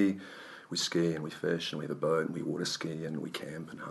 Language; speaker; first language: English; native; English